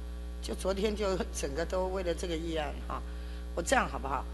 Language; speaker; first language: Chinese; native; Chinese